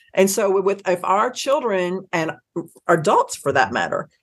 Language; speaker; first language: English; native; English